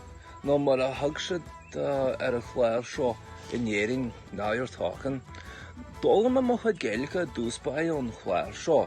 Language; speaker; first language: Irish; non-native, learner; English